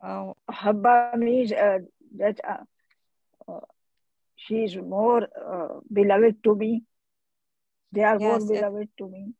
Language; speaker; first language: English; non-native, fluent; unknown